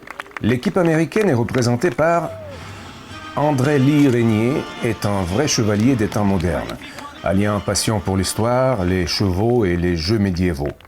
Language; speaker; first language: French; native; French